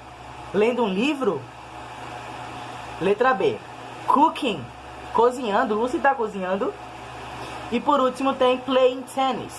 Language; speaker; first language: Portuguese; native; Portuguese